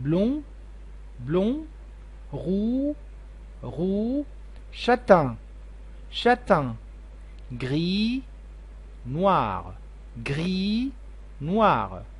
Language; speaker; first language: French; non-native, fluent; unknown